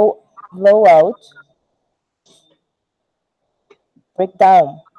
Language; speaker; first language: English; non-native, learner; Spanish